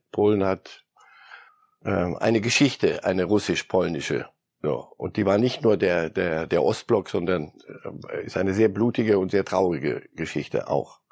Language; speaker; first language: German; early bilingual, other home language; Polish